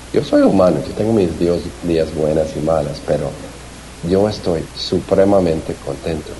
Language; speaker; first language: Spanish; early bilingual, heritage; Spanish